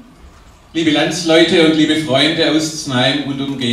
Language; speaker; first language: German; native; German